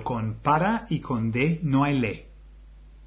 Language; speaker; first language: Spanish; non-native, fluent; English